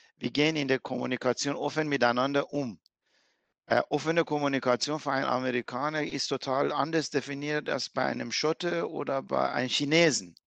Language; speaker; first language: German; non-native, fluent; Persian